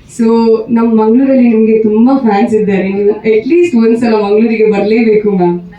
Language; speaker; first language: Kannada; native; Kannada